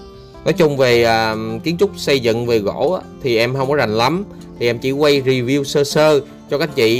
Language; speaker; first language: Vietnamese; native; Vietnamese